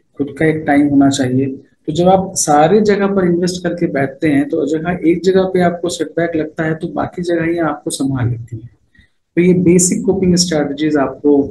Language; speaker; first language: Hindi; native; Hindi